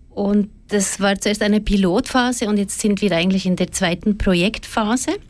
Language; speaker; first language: German; native; German